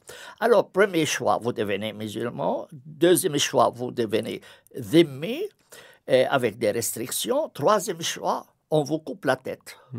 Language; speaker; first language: French; non-native, fluent; Arabic